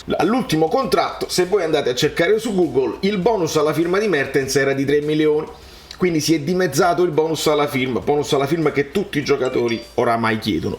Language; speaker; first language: Italian; native; Italian